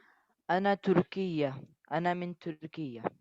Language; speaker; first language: Arabic; non-native, learner; Urdu